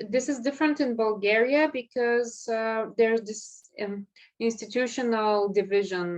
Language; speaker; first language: English; non-native, fluent; Bulgarian